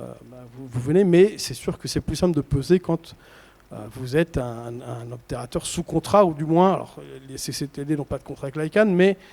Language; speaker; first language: French; native; French